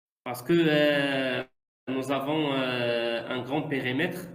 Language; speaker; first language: French; non-native, learner; Arabic